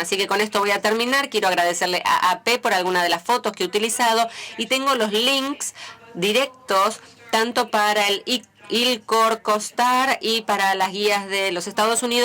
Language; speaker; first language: Spanish; native; Spanish